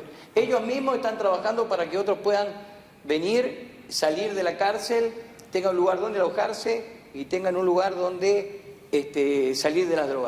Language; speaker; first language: Spanish; native; Spanish